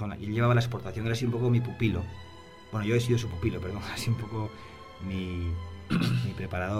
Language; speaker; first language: Spanish; native; Spanish